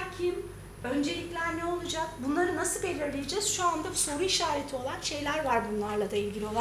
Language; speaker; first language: Turkish; native; Turkish